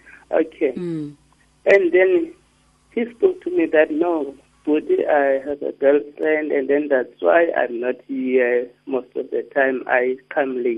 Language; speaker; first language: English; non-native, local second language; Xhosa